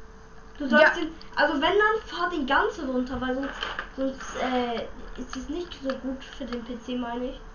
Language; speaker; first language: German; native; German